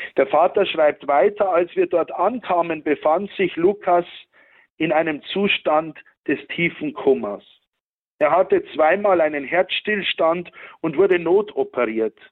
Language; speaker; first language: German; native; German